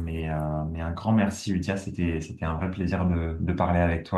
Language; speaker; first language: French; native; French